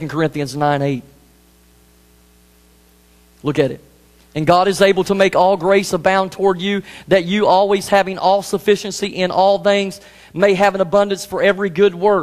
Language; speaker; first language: English; native; English